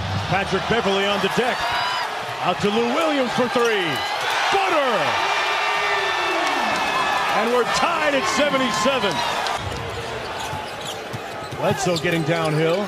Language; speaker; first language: English; native; English